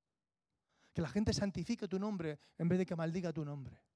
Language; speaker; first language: Spanish; native; Spanish